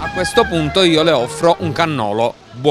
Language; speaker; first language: Italian; native; Italian